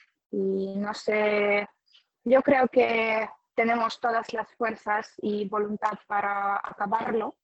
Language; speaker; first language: Spanish; non-native, fluent; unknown